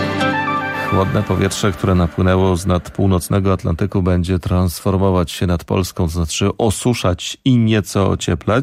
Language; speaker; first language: Polish; native; Polish